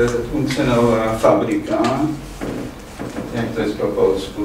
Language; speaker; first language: Polish; non-native, fluent; English